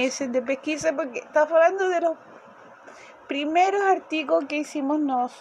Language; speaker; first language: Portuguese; non-native, learner; Spanish